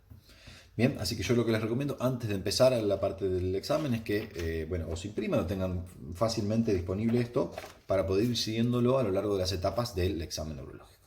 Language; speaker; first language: Spanish; native; Spanish